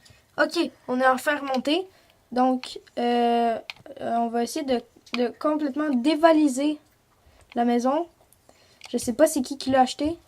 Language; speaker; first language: French; native; French